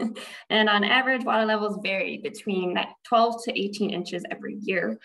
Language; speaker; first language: English; native; English